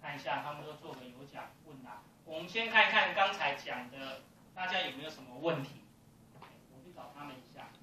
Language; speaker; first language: Chinese; native; Chinese